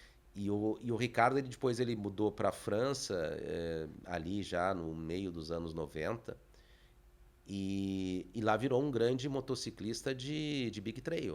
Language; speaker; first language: Portuguese; native; Portuguese